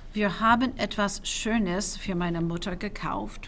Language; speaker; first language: German; non-native, fluent; English